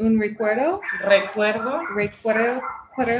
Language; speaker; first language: Spanish; non-native, learner; English